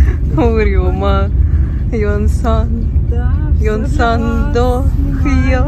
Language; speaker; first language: Russian; non-native, learner; Korean